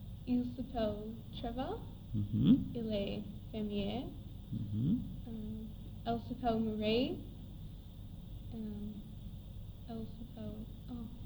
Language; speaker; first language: French; non-native, learner; English